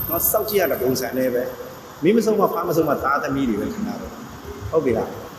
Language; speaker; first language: Burmese; native; Burmese